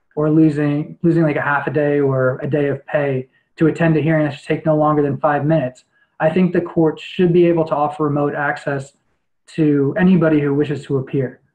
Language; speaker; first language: English; native; English